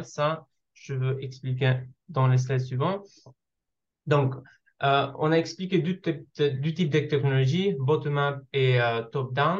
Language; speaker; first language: French; non-native, learner; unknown